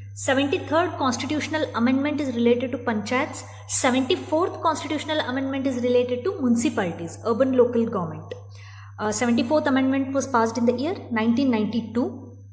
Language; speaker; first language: English; non-native, local second language; Kannada